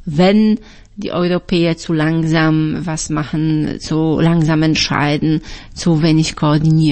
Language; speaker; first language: German; non-native, fluent; Polish